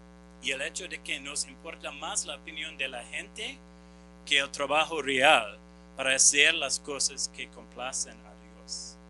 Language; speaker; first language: Spanish; non-native, fluent; English